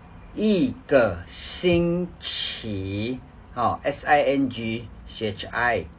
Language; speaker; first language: Chinese; non-native, learner; Filipino